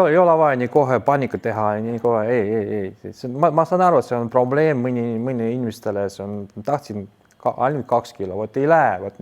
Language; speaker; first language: Estonian; non-native, learner; Russian